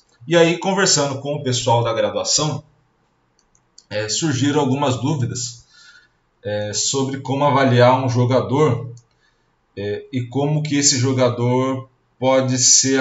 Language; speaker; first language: Portuguese; native; Portuguese